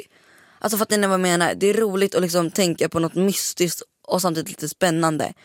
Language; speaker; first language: Swedish; native; Swedish